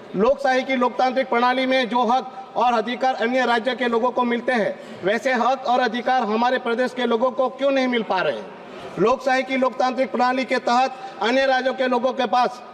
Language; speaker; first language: Hindi; non-native, local second language; Gujarati